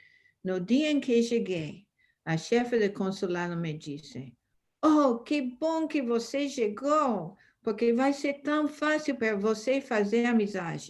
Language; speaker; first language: Portuguese; non-native, fluent; English